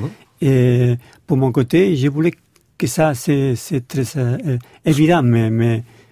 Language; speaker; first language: French; non-native, learner; Spanish